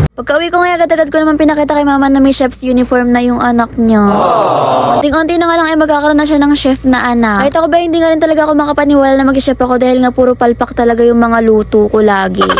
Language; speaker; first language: Filipino; non-native, local second language; Cebuano